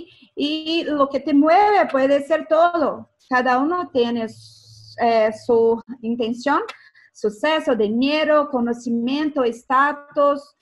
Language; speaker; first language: Spanish; non-native, fluent; Portuguese